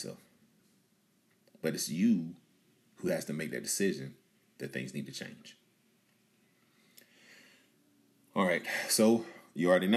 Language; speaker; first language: English; native; English